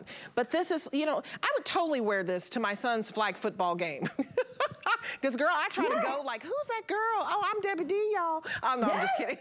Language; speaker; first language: English; native; English